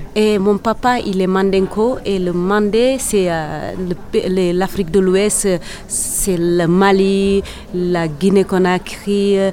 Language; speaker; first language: French; non-native, local second language; Serer